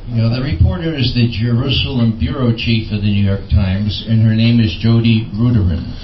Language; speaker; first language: English; native; English